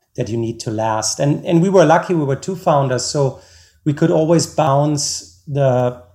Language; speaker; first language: English; non-native, fluent; German